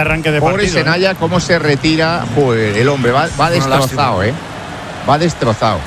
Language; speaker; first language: Spanish; native; Spanish